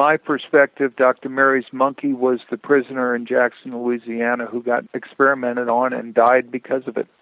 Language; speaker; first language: English; native; English